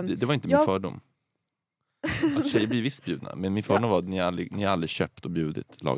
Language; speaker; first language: Swedish; native; Swedish